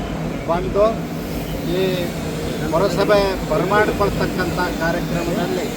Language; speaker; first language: Kannada; native; Kannada